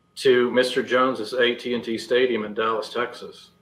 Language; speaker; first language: English; native; English